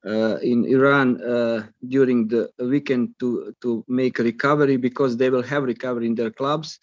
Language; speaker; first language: English; non-native, fluent; Croatian